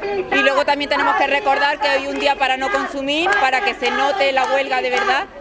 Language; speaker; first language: Spanish; native; Spanish